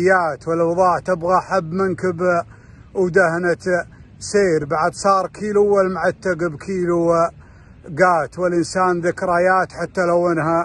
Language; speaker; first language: Arabic; native; Arabic